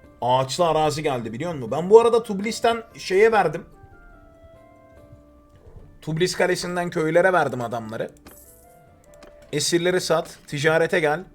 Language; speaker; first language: Turkish; native; Turkish